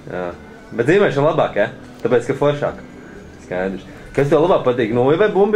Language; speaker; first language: Latvian; native; Latvian